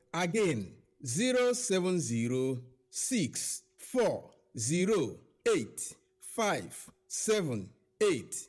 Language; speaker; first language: Nigerian Pidgin; non-native, local second language; Yoruba